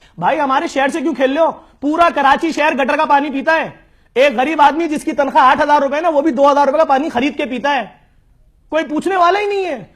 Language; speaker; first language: Urdu; native; Urdu